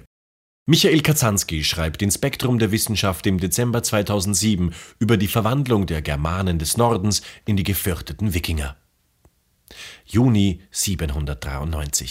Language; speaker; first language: German; native; German